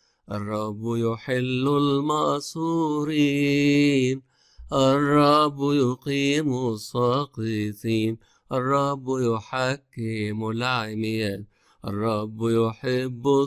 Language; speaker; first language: Arabic; native; Arabic